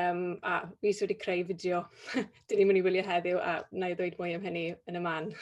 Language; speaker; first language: Welsh; native; Welsh